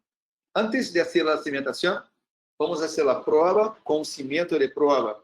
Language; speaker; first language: Spanish; non-native, learner; Portuguese